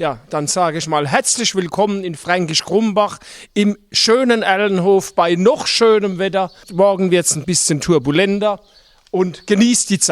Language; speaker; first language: German; native; German